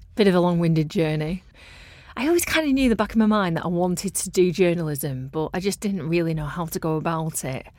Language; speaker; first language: English; native; English